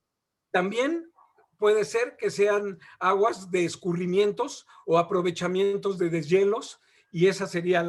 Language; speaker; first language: Spanish; native; Spanish